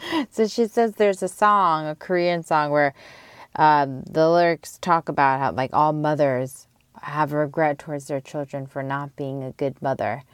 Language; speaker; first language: English; native; English